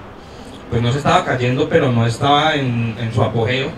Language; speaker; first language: Spanish; native; Spanish